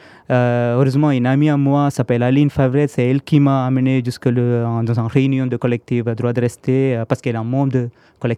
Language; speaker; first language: French; non-native, fluent; Tamil